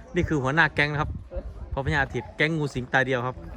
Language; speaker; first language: Thai; non-native, local second language; Northeastern Thai